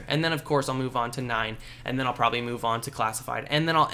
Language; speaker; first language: English; native; English